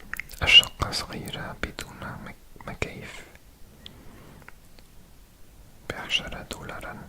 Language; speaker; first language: Arabic; non-native, learner; English